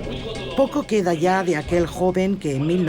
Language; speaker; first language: Spanish; native; Spanish